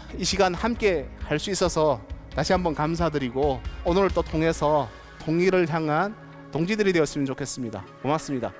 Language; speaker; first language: Korean; native; Korean